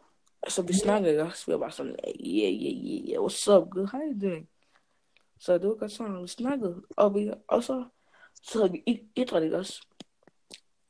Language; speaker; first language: Danish; early bilingual, other home language; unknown